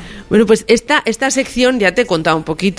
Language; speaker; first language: Spanish; native; Spanish